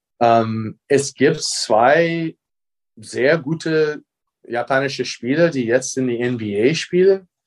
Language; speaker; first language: German; non-native, fluent; English